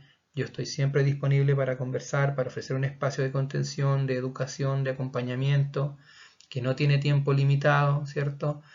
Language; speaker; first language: Spanish; native; Spanish